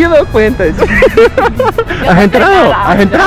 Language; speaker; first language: Spanish; native; Spanish